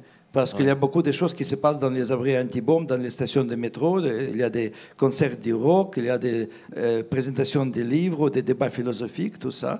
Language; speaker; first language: French; non-native, fluent; Russian